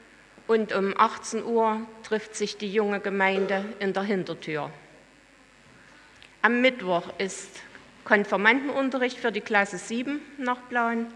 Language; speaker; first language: German; native; German